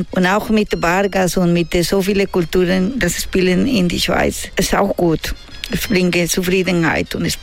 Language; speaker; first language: German; non-native, fluent; Spanish